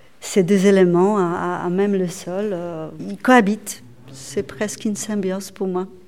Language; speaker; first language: French; non-native, fluent; Polish